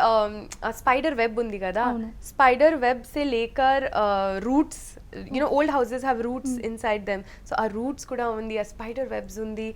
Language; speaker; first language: Telugu; non-native, local second language; Hindi